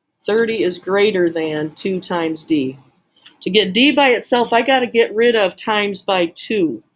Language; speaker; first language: English; native; English